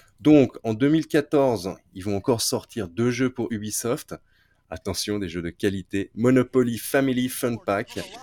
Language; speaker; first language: French; native; French